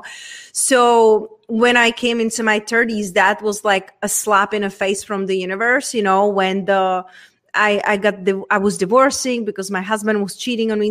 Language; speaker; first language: English; non-native, fluent; Czech